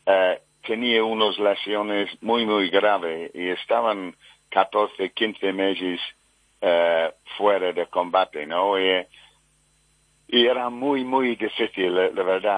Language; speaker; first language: Spanish; non-native, fluent; English